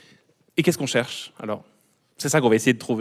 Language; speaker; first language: French; native; French